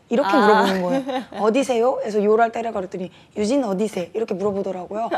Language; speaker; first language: Korean; native; Korean